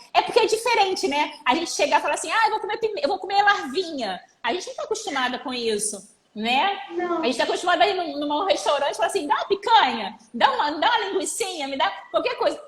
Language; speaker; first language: Portuguese; native; Portuguese